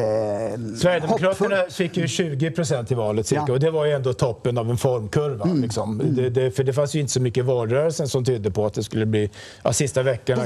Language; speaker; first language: Swedish; native; Swedish